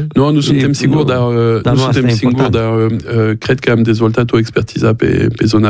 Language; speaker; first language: Romanian; non-native, learner; French